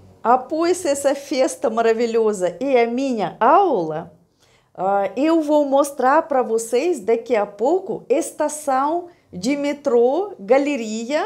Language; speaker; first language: Portuguese; non-native, fluent; Russian